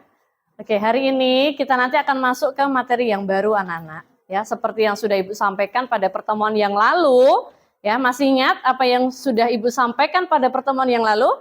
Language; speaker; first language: Indonesian; native; Indonesian